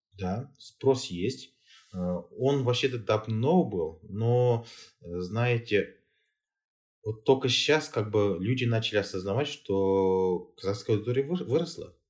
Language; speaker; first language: Russian; non-native, local second language; Kazakh